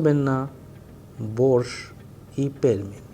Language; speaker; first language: Russian; non-native, fluent; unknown